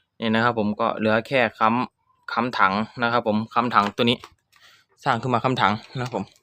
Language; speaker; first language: Thai; native; Thai